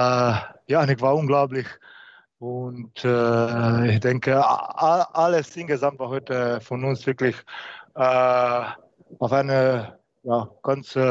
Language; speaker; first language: German; non-native, learner; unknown